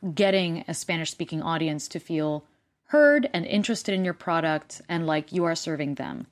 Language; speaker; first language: English; non-native, fluent; Spanish